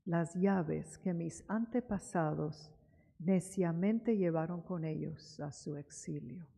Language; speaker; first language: Spanish; early bilingual, heritage; Spanish